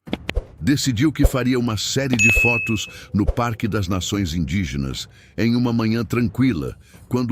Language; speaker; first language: Portuguese; native; Portuguese